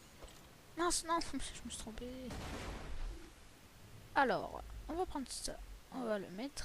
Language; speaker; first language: French; native; French